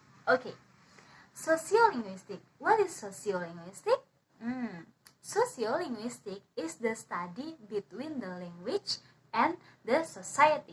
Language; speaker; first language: English; non-native, learner; Indonesian